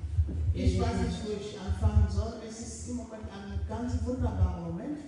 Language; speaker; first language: German; non-native, fluent; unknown